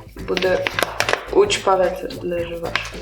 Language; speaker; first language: Turkish; non-native, learner; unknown